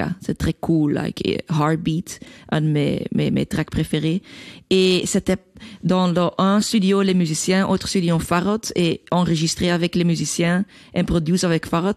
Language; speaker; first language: French; non-native, learner; Dutch